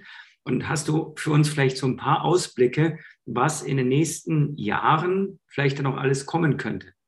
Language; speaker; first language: German; native; German